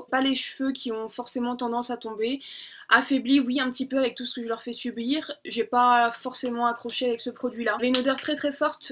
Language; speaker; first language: French; native; French